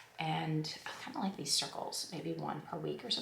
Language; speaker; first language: English; native; English